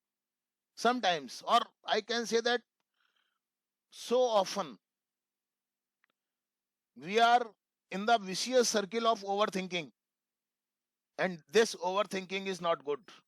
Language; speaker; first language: English; non-native, local second language; Hindi